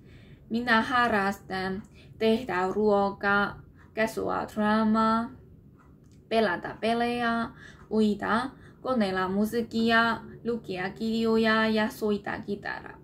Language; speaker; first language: Finnish; non-native, learner; Burmese